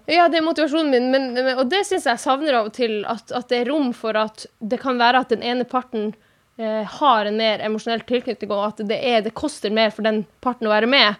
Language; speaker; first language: Norwegian; non-native, local second language; Northern Sami